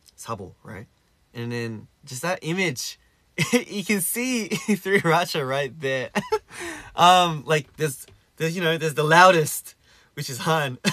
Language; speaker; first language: English; early bilingual, other home language; Korean